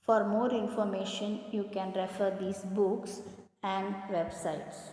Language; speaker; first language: English; non-native, local second language; Kannada